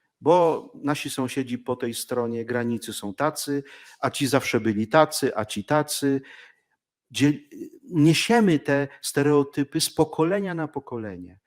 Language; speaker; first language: Polish; native; Polish